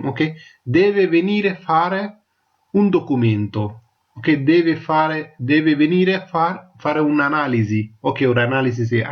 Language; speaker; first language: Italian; non-native, fluent; Tamil